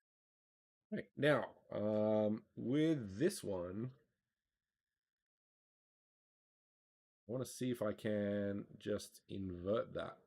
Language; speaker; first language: English; native; English